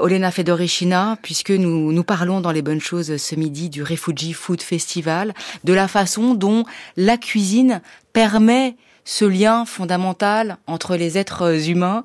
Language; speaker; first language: French; native; French